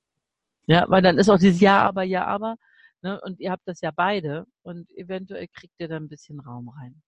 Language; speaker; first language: German; native; German